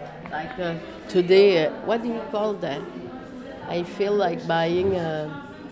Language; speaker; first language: English; non-native, fluent; French